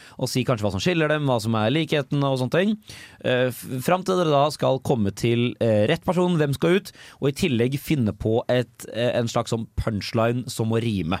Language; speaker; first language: Norwegian; native; Norwegian